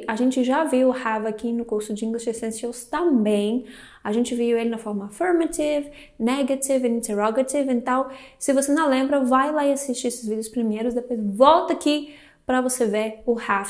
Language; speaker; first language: Portuguese; non-native, fluent; Greek